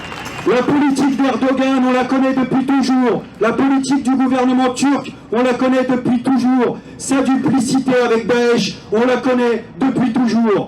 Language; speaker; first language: French; native; French